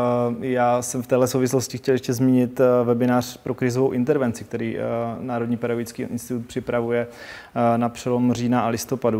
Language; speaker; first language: Czech; native; Czech